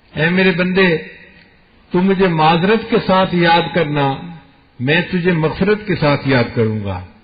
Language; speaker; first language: Urdu; non-native, local second language; Punjabi